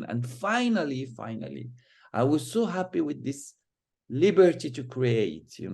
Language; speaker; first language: English; non-native, fluent; Arabic